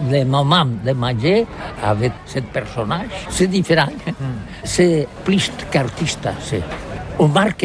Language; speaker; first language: French; non-native, learner; Catalan